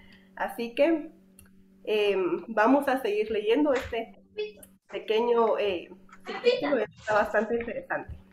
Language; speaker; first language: Spanish; native; Spanish